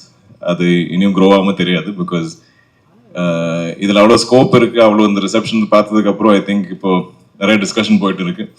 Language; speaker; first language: Tamil; non-native, local second language; Malayalam